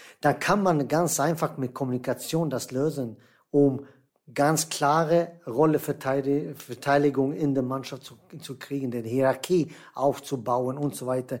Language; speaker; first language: German; non-native, fluent; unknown